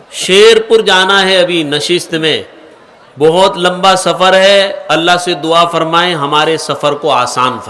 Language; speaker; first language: Urdu; native; Urdu